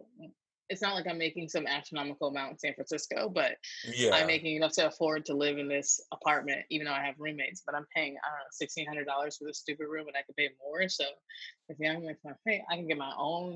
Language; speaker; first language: English; native; English